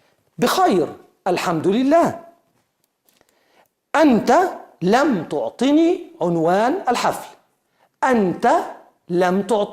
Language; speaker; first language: Arabic; non-native, fluent; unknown